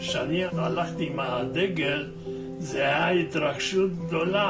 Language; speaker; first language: Hebrew; non-native, fluent; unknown